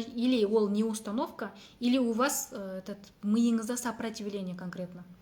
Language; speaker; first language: Russian; non-native, local second language; Kazakh